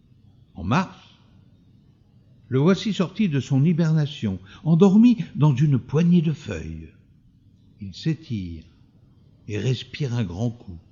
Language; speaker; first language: French; native; French